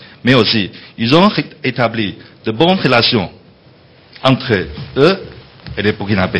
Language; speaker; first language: French; non-native, fluent; Chinese